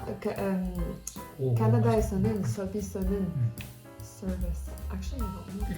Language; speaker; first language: Korean; non-native, learner; English